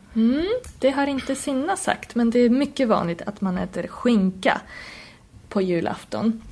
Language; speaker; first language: Swedish; non-native, fluent; Polish